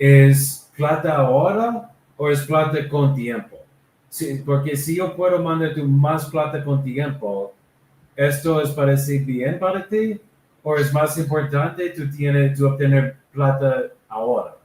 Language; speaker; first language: Spanish; non-native, learner; English